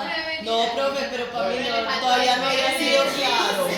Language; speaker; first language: Spanish; native; Spanish